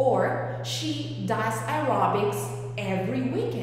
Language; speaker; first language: English; non-native, fluent; Spanish